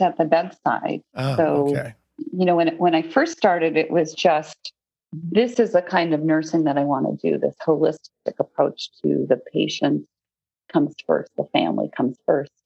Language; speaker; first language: English; native; English